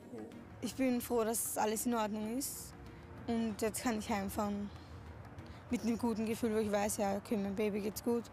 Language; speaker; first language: German; early bilingual, other home language; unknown